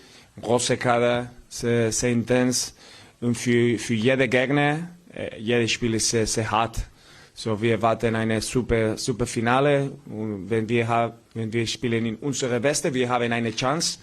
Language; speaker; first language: German; non-native, learner; Spanish